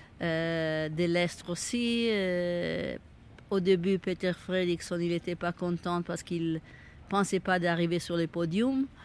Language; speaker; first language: French; non-native, fluent; Italian